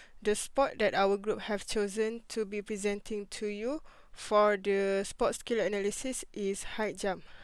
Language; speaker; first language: English; non-native, fluent; Malay